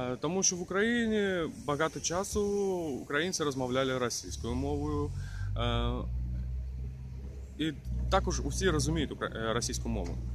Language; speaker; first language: Ukrainian; non-native, local second language; Russian